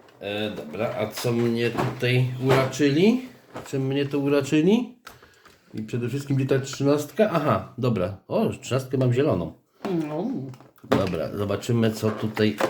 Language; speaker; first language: Polish; native; Polish